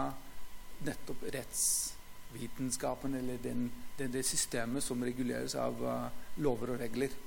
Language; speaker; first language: Norwegian; non-native, fluent; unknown